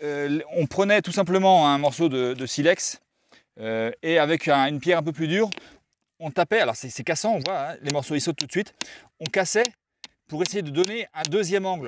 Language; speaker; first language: French; native; French